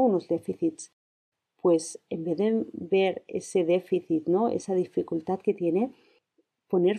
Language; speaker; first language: Spanish; native; Spanish